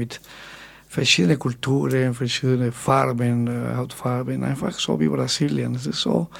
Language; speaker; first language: German; non-native, fluent; Spanish